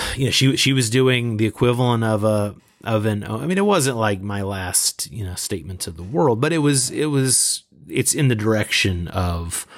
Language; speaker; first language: English; native; English